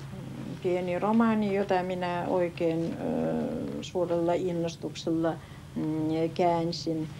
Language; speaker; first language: Finnish; early bilingual, heritage; Finnish